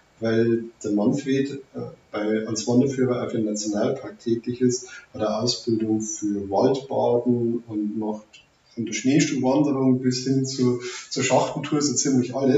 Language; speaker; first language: German; native; German